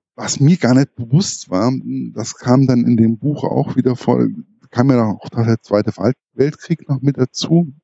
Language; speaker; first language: German; native; German